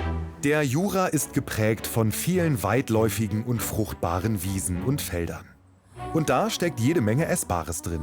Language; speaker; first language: German; native; German